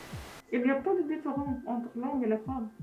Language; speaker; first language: French; non-native, learner; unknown